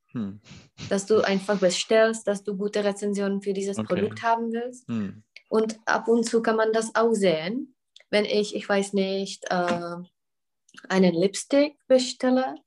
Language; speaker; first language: German; non-native, fluent; Czech